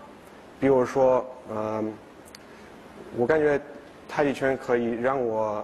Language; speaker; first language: Chinese; non-native, fluent; English